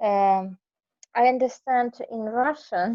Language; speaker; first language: English; non-native, learner; Russian